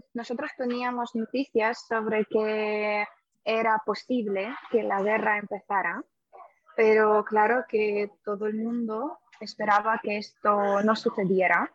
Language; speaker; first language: Spanish; non-native, fluent; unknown